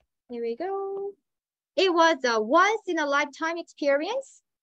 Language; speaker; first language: English; non-native, fluent; Korean